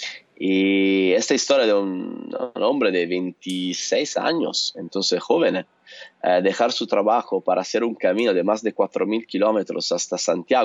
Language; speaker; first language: Spanish; non-native, learner; Italian